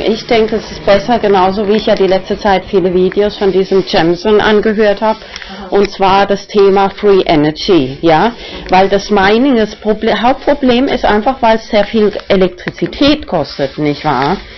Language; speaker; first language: German; non-native, local second language; Spanish